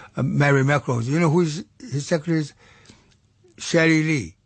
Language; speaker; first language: English; non-native, fluent; Chinese